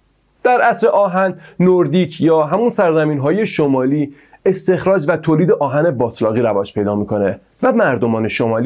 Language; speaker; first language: Persian; native; Persian